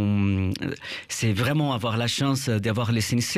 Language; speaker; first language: French; non-native, fluent; Portuguese